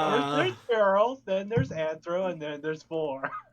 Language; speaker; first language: English; native; English